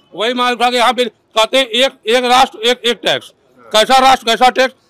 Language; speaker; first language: Hindi; native; Hindi